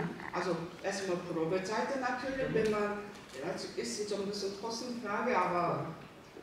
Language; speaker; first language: German; non-native, learner; Korean